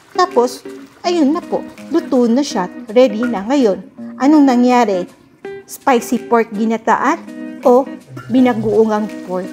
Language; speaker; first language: Filipino; non-native, local second language; Cebuano